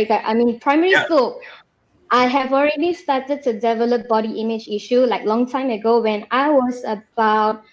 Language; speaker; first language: English; non-native, local second language; Malay